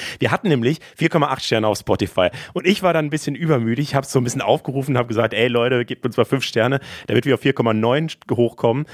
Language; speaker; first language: German; native; German